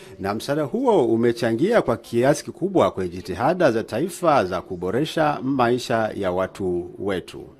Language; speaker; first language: Swahili; native; Swahili